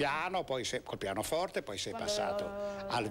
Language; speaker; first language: Italian; native; Italian